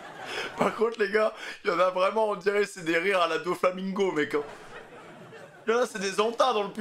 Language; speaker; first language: French; native; French